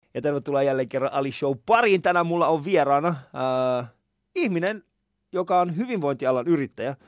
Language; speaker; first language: Finnish; native; Finnish